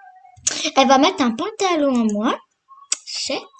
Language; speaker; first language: French; native; French